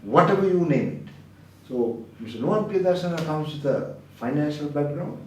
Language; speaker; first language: English; non-native, local second language; Sinhala